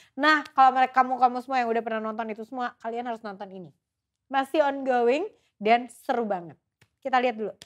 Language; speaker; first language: Indonesian; native; Indonesian